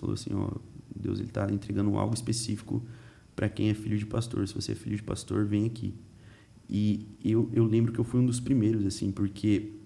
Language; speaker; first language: Portuguese; early bilingual, heritage; Portuguese